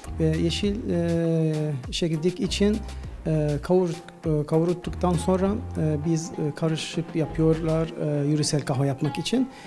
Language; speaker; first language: Turkish; non-native, learner; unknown